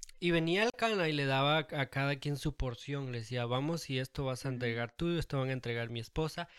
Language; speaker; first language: Spanish; early bilingual, heritage; Spanish